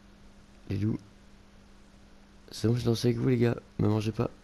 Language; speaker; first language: French; native; French